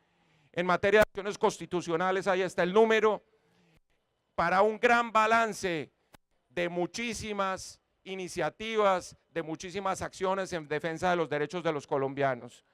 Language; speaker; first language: Spanish; native; Spanish